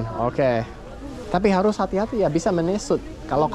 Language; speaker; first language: Indonesian; non-native, learner; English